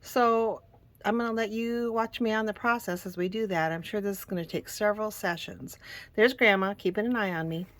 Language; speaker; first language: English; native; English